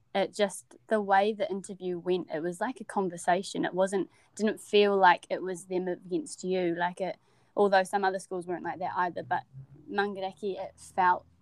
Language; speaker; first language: English; native; English